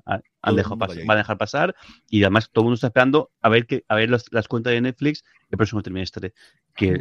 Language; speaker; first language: Spanish; native; Spanish